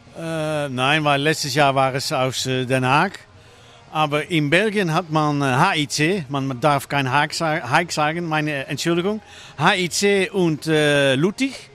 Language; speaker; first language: German; non-native, learner; Dutch